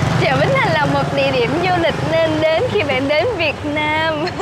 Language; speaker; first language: Vietnamese; native; Vietnamese